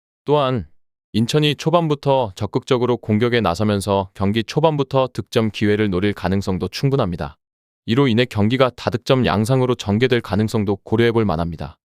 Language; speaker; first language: Korean; native; Korean